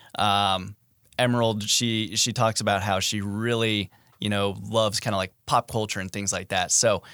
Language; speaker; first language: English; native; English